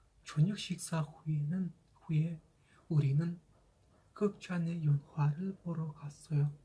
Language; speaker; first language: Korean; non-native, fluent; Kazakh